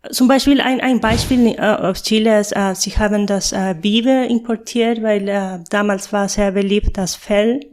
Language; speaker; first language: German; non-native, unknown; Spanish